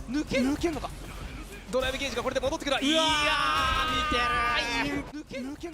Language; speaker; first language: Japanese; native; Japanese